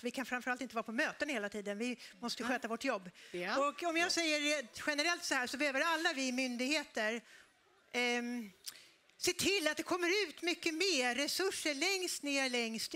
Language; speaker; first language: Swedish; native; Swedish